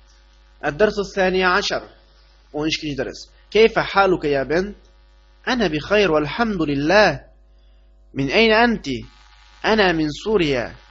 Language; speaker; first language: Arabic; non-native, fluent; Uyghur